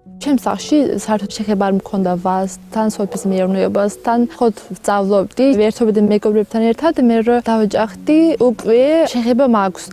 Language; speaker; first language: Georgian; non-native, local second language; Azerbaijani